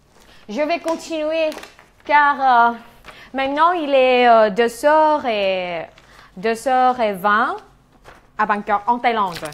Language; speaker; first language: French; non-native, fluent; Thai